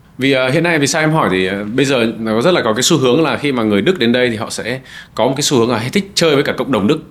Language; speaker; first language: Vietnamese; early bilingual, heritage; Vietnamese